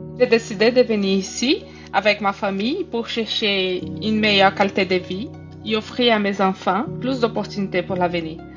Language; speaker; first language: French; non-native, fluent; Portuguese